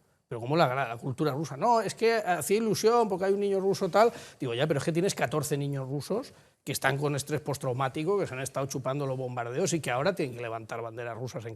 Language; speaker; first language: Spanish; native; Spanish